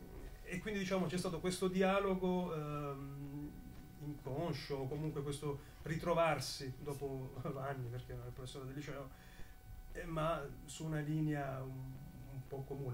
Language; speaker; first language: Italian; native; Italian